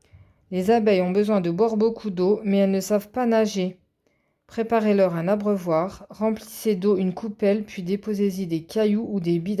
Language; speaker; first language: French; native; French